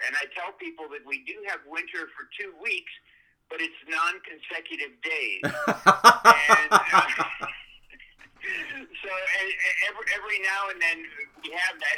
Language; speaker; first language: English; native; English